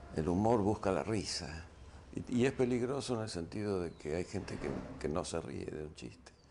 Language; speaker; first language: Spanish; native; Spanish